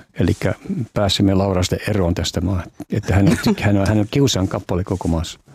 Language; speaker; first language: Finnish; native; Finnish